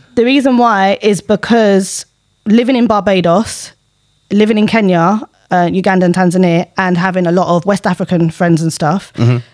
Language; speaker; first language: English; native; English